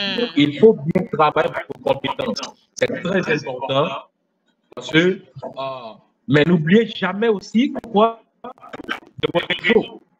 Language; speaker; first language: French; non-native, fluent; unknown